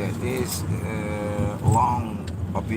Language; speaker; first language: English; non-native, learner; Indonesian